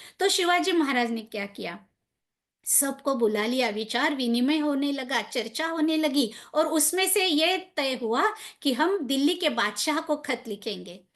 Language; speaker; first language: Hindi; non-native, local second language; Marathi